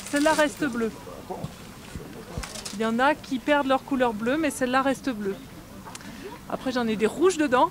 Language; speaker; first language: French; native; French